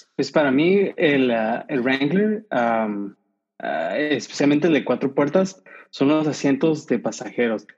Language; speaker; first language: Spanish; early bilingual, heritage; Spanish